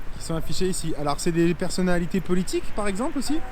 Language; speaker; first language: French; native; French